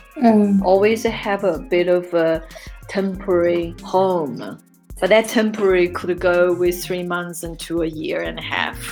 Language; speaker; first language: English; non-native, fluent; Chinese